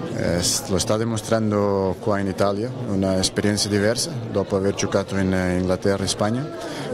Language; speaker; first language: Italian; non-native, fluent; Portuguese